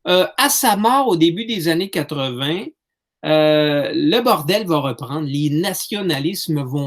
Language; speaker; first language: French; native; French